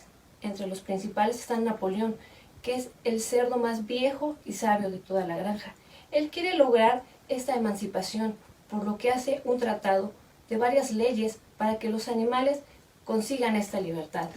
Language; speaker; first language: Spanish; native; Spanish